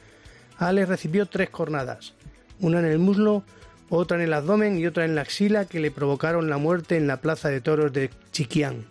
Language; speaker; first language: Spanish; native; Spanish